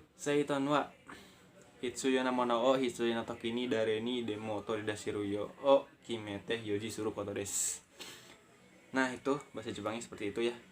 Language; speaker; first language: Indonesian; native; Indonesian